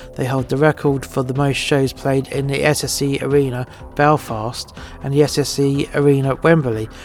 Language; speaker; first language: English; native; English